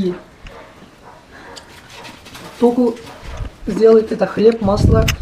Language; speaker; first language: Russian; non-native, learner; Turkish